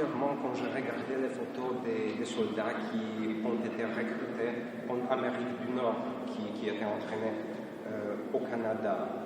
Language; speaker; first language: French; non-native, fluent; Polish